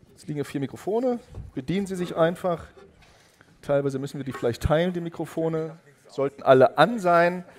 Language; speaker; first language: German; native; German